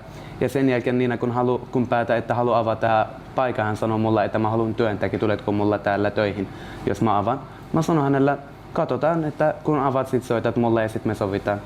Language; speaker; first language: Finnish; non-native, learner; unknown